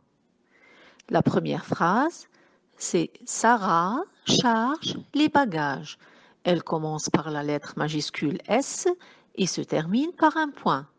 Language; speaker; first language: French; non-native, local second language; Arabic